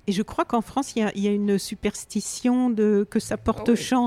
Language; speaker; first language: French; native; French